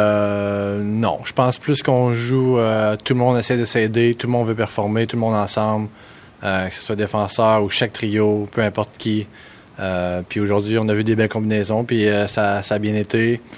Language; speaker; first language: French; native; French